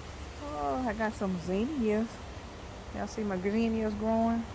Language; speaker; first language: English; native; English